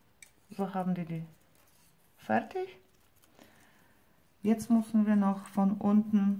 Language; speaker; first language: German; non-native, fluent; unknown